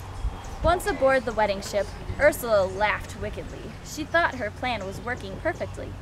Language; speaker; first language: English; native; English